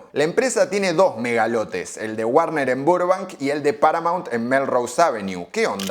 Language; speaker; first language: Spanish; native; Spanish